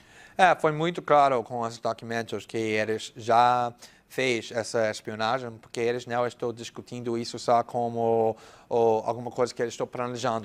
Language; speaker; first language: Portuguese; non-native, fluent; English